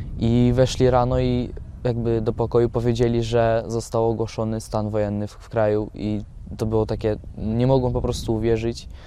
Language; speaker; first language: Polish; early bilingual, other home language; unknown